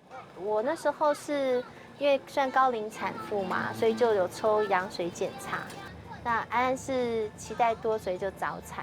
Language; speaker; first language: Chinese; native; Chinese